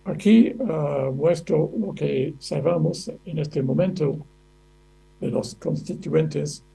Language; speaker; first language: Spanish; non-native, fluent; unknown